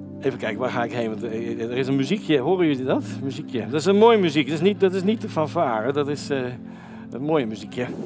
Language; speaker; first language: Dutch; native; Dutch